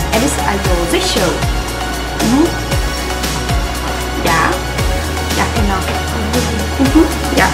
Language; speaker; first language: German; non-native, learner; Vietnamese